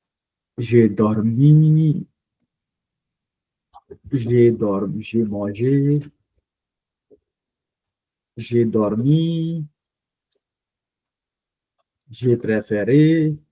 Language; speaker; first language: French; non-native, fluent; Punjabi